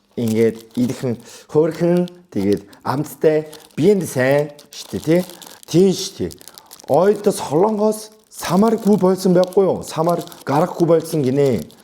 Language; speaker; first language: Mongolian; non-native, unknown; Korean